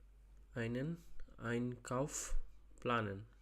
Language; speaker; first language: German; non-native, learner; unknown